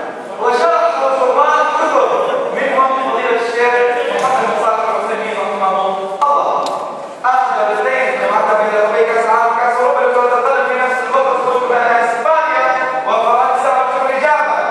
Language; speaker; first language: Arabic; native; Arabic